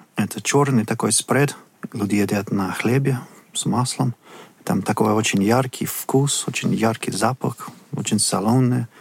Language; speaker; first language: Russian; non-native, fluent; English